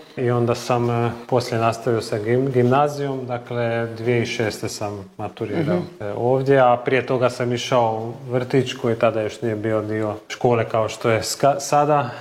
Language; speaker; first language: Serbian; early bilingual, heritage; Croatian